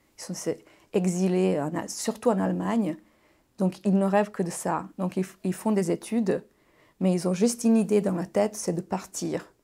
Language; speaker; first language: French; non-native, fluent; Bosnian